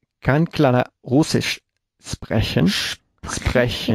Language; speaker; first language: German; non-native, learner; Spanish